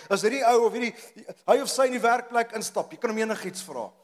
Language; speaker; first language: Afrikaans; native; Afrikaans